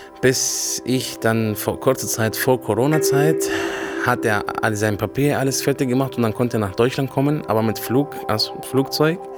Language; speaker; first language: German; non-native, fluent; Arabic